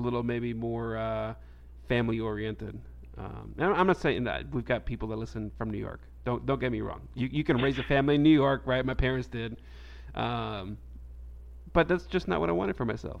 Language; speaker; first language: English; native; English